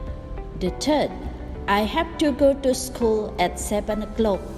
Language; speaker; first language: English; non-native, learner; Indonesian